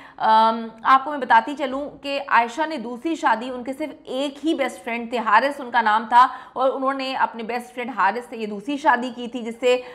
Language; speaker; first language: Urdu; native; Urdu